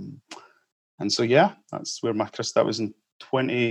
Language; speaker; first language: English; native; English